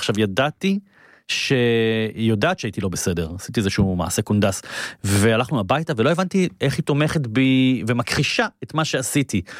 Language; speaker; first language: Hebrew; native; Hebrew